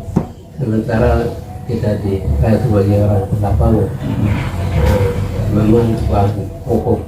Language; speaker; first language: Indonesian; non-native, local second language; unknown